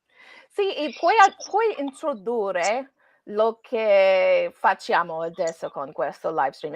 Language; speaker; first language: Italian; non-native, learner; English